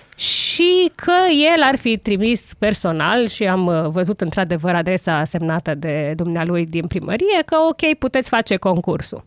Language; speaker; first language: Romanian; native; Romanian